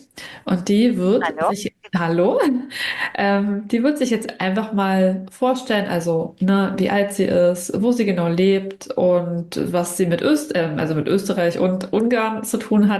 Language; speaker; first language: German; native; German